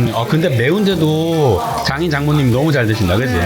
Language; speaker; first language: Korean; native; Korean